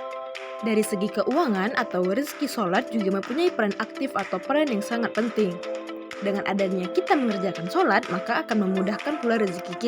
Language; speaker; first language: Indonesian; native; Indonesian